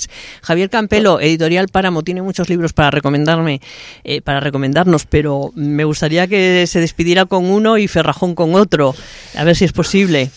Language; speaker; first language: Spanish; native; Spanish